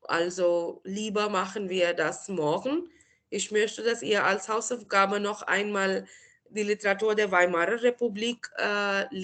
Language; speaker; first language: German; non-native, fluent; Marathi